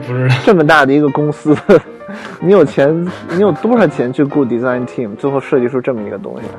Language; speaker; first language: Chinese; native; Chinese